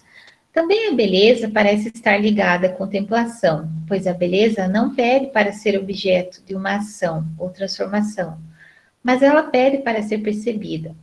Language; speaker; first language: Portuguese; native; Portuguese